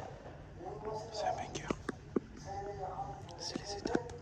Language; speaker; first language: French; native; French